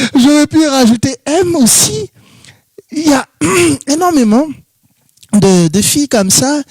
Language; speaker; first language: French; non-native, local second language; Wolof